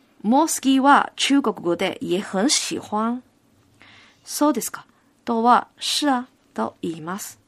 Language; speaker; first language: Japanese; non-native, fluent; Cantonese